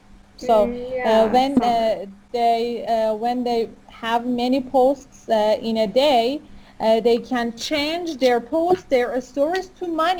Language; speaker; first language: English; non-native, fluent; Persian